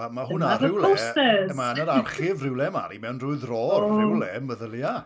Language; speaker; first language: Welsh; native; Welsh